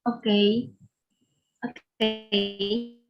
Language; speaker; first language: English; non-native, learner; Indonesian